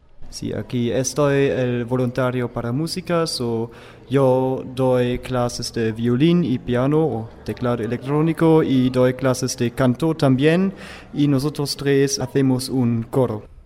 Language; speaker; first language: Spanish; non-native, learner; German